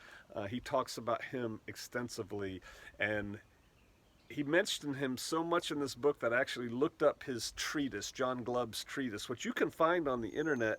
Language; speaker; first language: English; native; English